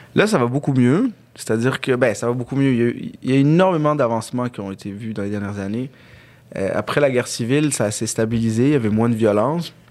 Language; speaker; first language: French; early bilingual, other home language; Arabic